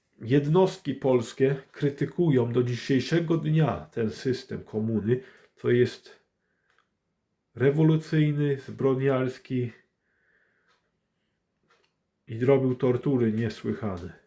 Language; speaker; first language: Polish; early bilingual, heritage; English